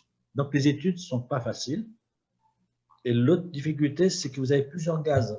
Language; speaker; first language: French; native; French